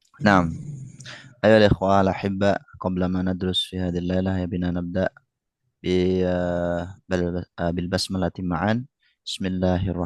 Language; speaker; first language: Arabic; non-native, fluent; Indonesian